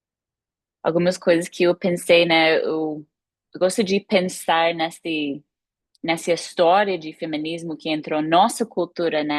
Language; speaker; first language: Portuguese; non-native, fluent; English